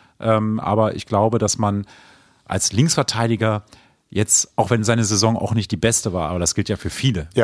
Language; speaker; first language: German; native; German